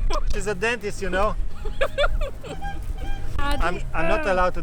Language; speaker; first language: English; non-native, fluent; Romanian